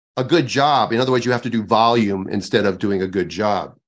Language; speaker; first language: English; native; English